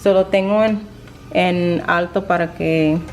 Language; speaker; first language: Spanish; early bilingual, other home language; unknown